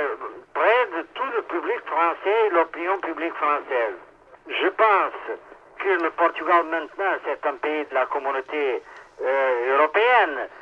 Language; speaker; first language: French; non-native, fluent; Portuguese